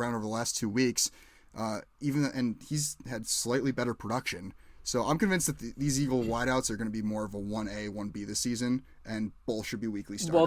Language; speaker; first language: English; native; English